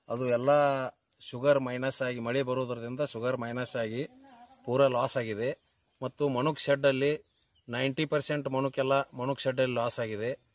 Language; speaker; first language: Kannada; native; Kannada